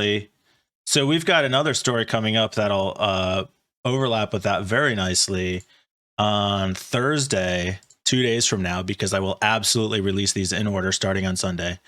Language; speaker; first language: English; native; English